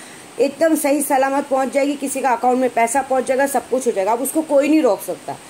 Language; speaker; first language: Hindi; native; Hindi